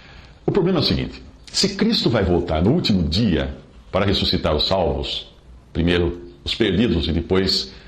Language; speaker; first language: Portuguese; native; Portuguese